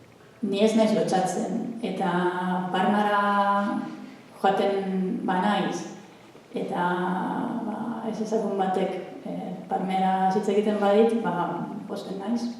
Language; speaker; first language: Basque; non-native, fluent; Italian